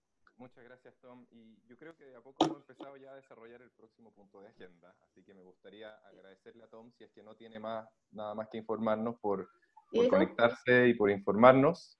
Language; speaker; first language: Spanish; native; Spanish